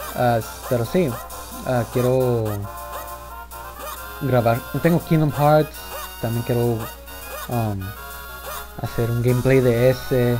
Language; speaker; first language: Spanish; early bilingual, heritage; Spanish